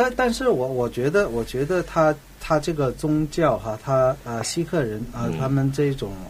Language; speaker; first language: Chinese; native; Chinese